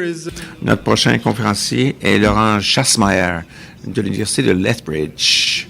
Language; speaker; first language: French; native; French